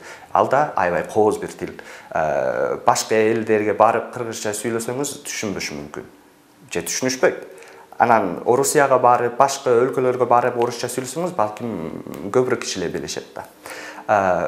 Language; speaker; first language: Kyrgyz; non-native, fluent; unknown